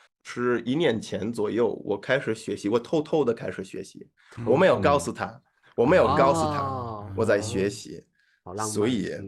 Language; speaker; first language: Chinese; non-native, fluent; English